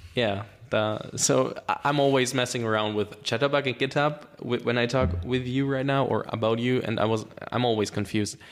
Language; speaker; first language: English; non-native, fluent; German